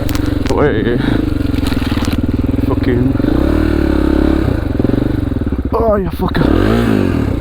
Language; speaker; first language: English; native; English